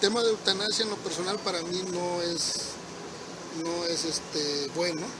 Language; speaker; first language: Spanish; native; Spanish